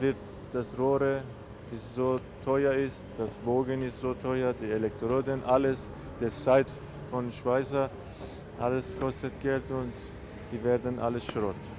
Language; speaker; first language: German; non-native, learner; Persian